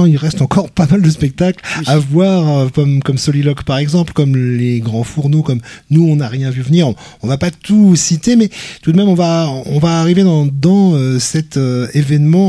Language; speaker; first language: French; native; French